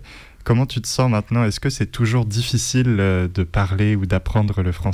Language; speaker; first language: French; native; French